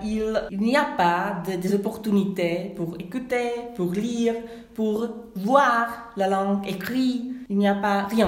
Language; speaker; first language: French; non-native, fluent; Czech